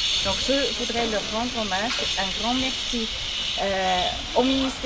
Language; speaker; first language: French; non-native, fluent; Bulgarian